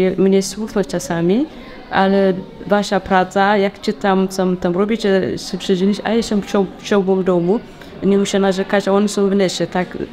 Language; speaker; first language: Polish; non-native, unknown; Tigrinya